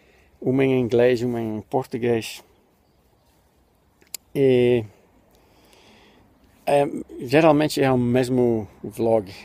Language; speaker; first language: Portuguese; non-native, learner; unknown